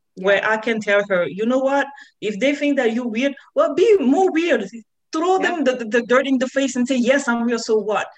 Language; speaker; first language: English; non-native, fluent; French